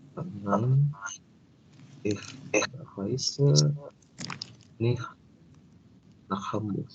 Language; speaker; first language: German; non-native, learner; Indonesian